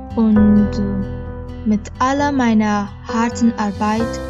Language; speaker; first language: German; non-native, fluent; Persian